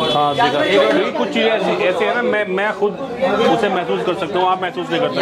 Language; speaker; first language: Hindi; native; Hindi